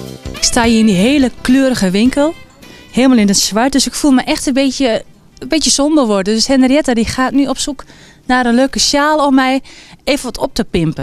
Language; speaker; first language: Dutch; native; Dutch